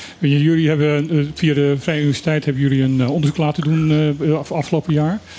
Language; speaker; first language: Dutch; non-native, local second language; Papiamento